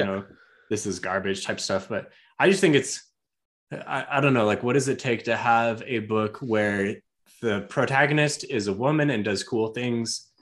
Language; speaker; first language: English; native; English